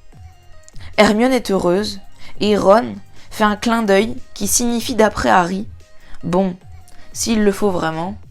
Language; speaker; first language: French; native; French